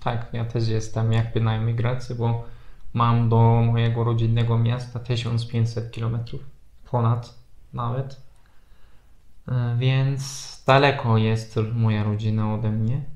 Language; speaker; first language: Polish; non-native, fluent; Turkish